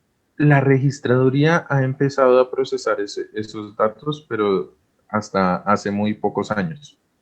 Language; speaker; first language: Spanish; native; Spanish